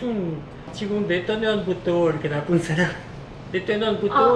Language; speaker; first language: Korean; non-native, learner; Portuguese